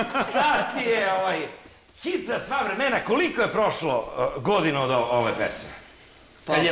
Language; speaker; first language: Serbian; native; Serbian